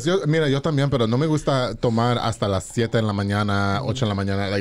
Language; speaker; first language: Spanish; early bilingual, heritage; English